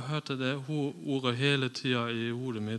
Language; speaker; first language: Norwegian; non-native, fluent; German